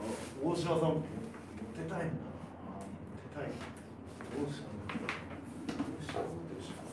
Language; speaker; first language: Japanese; native; Japanese